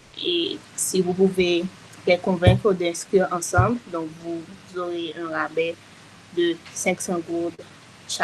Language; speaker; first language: French; non-native, local second language; Haitian Creole